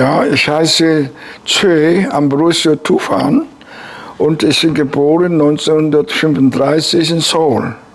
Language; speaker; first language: German; non-native, fluent; Korean